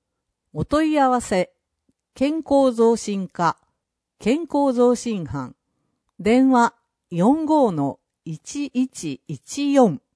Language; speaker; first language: Japanese; native; Japanese